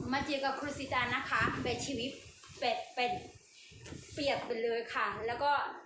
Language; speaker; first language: Thai; non-native, learner; Burmese